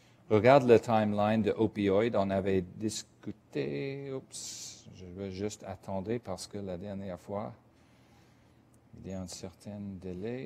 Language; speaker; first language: French; non-native, fluent; English